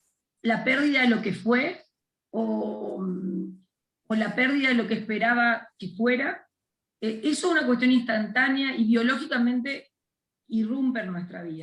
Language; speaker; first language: Spanish; native; Spanish